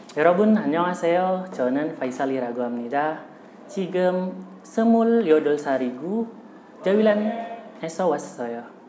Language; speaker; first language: Korean; non-native, fluent; Indonesian